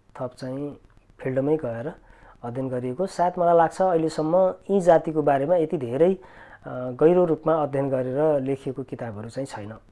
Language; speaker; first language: Nepali; native; Nepali